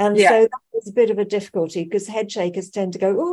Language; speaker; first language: English; native; English